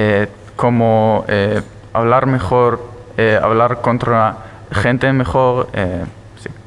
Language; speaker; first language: Spanish; early bilingual, heritage; Spanish